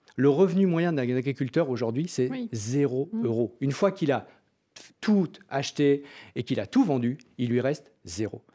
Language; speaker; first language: French; native; French